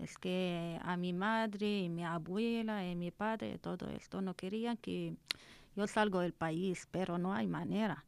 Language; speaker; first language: Spanish; non-native, learner; Arabic